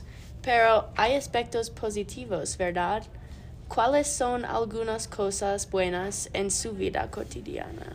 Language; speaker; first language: Spanish; non-native, learner; English